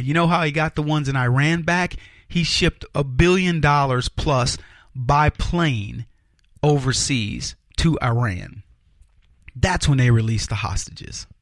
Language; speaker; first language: English; native; English